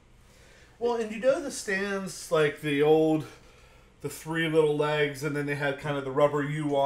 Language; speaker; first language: English; native; English